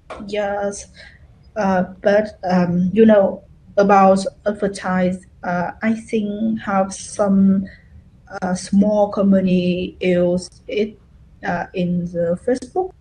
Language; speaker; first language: English; non-native, learner; Vietnamese